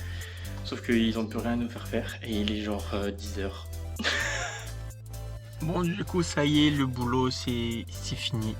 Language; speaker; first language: French; native; French